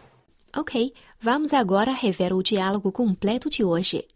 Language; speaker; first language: Portuguese; non-native, fluent; Chinese